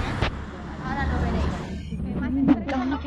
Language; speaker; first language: Spanish; native; Spanish